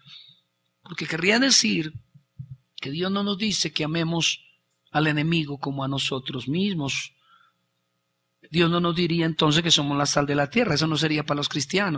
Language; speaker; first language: Spanish; native; Spanish